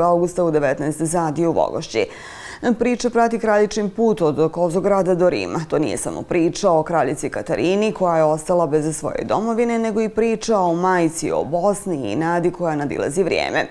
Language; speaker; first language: Bosnian; native; Bosnian